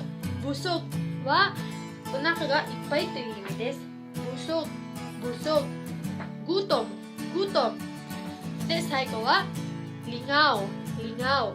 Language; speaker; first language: Japanese; non-native, fluent; Filipino